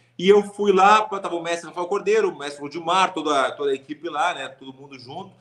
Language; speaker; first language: Portuguese; native; Portuguese